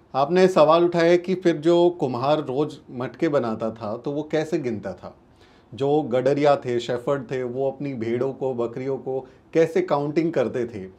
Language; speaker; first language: Hindi; native; Hindi